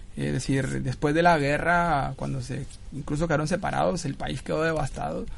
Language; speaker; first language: Spanish; native; Spanish